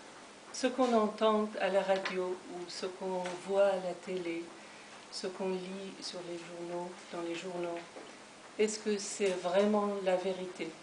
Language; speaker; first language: French; non-native, fluent; Persian